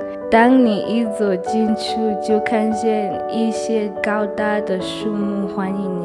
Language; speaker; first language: Chinese; non-native, fluent; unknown